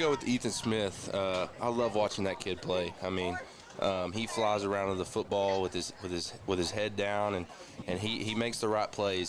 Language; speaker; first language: English; native; English